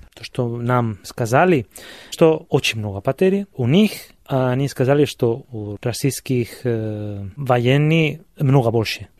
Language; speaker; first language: Russian; non-native, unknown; Spanish